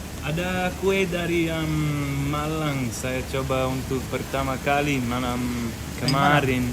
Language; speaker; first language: Indonesian; non-native, learner; English